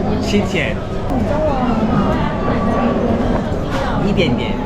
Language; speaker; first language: Chinese; non-native, learner; Korean